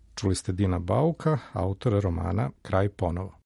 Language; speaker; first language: Serbian; native; Serbian